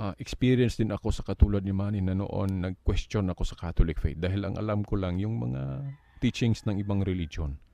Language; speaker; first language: Filipino; non-native, local second language; Cebuano